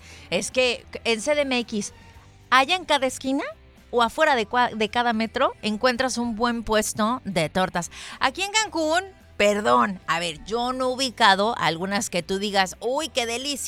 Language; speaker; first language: Spanish; native; Spanish